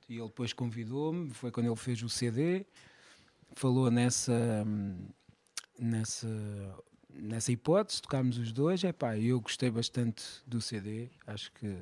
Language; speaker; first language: Portuguese; native; Portuguese